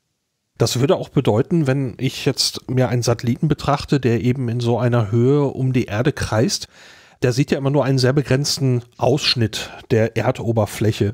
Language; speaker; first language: German; native; German